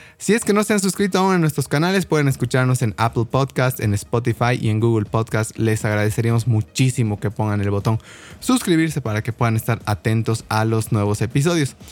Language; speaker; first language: Spanish; native; Spanish